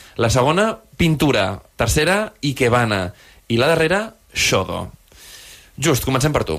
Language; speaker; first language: Catalan; native; Catalan